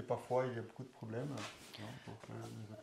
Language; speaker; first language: French; non-native, fluent; German